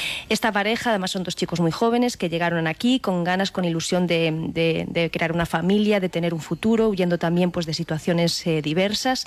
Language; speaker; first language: Spanish; native; Spanish